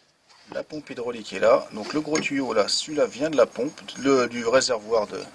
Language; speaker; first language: French; native; French